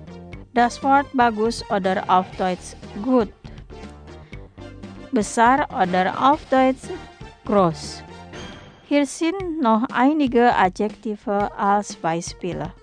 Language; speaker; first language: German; non-native, fluent; Indonesian